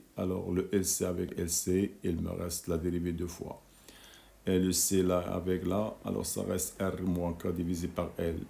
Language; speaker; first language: French; non-native, local second language; Arabic